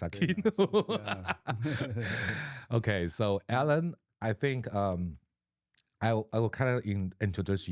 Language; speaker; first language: English; non-native, learner; Chinese